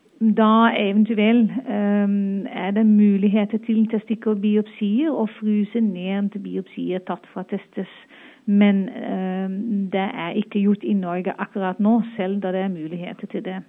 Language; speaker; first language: Norwegian; non-native, fluent; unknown